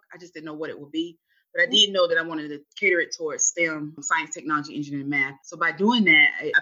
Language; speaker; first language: English; native; English